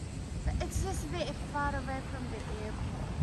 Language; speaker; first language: English; non-native, fluent; Japanese